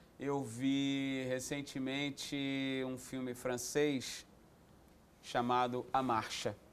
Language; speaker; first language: Portuguese; native; Portuguese